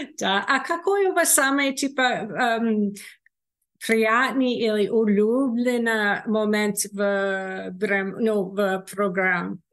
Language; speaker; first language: Russian; non-native, learner; English